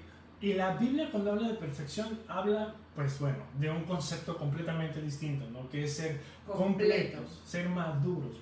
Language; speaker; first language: Spanish; native; Spanish